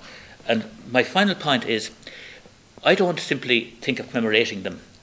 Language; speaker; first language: English; native; English